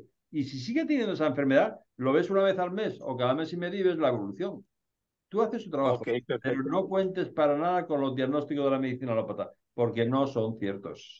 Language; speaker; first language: Spanish; native; Spanish